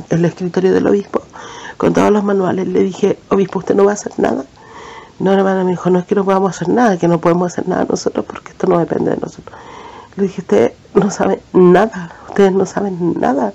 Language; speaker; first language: Spanish; native; Spanish